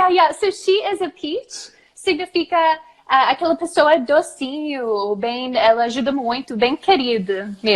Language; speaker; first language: Portuguese; non-native, fluent; English